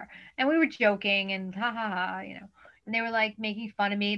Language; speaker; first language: English; native; English